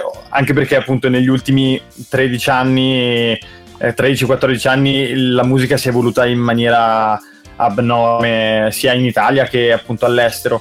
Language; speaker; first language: Italian; native; Italian